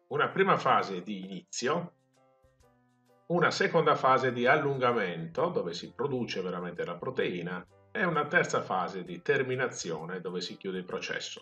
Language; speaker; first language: Italian; native; Italian